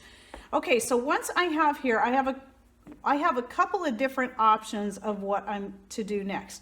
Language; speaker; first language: English; native; English